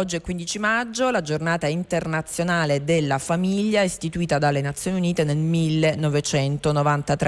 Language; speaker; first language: Italian; native; Italian